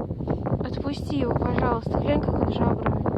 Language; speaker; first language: Russian; native; Russian